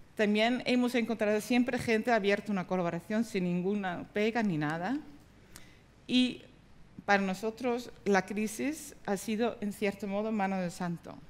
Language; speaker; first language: Spanish; non-native, fluent; Dutch